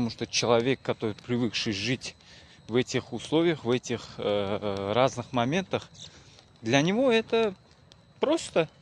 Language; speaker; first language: Russian; non-native, local second language; Uzbek